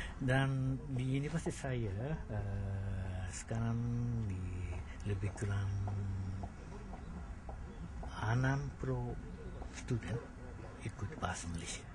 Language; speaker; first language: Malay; non-native, fluent; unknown